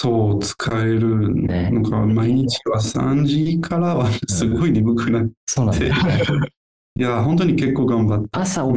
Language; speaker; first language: Japanese; non-native, learner; French